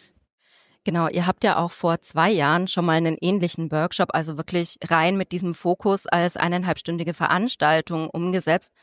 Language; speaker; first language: German; native; German